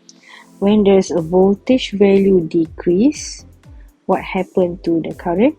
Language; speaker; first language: English; non-native, local second language; Malay